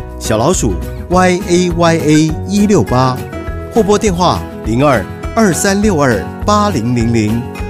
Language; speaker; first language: Chinese; native; Chinese